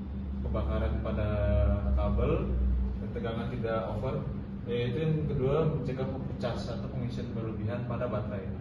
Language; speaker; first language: Indonesian; native; Indonesian